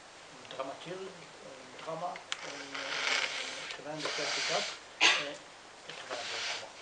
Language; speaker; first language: French; non-native, learner; Norwegian